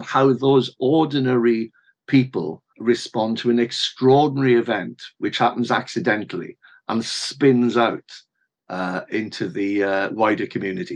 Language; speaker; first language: English; native; English